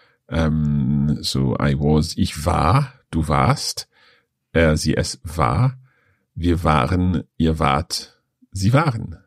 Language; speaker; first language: German; non-native, learner; English